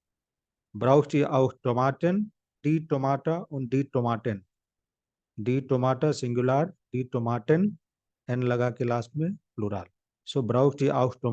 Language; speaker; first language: German; non-native, fluent; Hindi